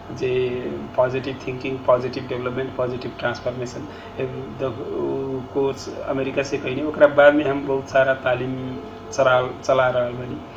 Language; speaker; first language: Bhojpuri; non-native, local second language; Nepali